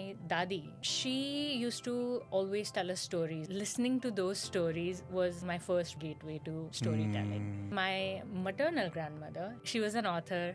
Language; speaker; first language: English; non-native, local second language; Marathi